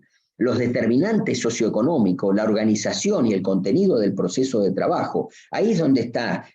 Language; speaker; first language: Spanish; native; Spanish